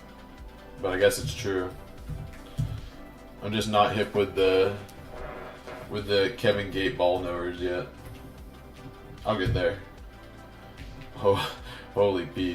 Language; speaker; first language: English; native; English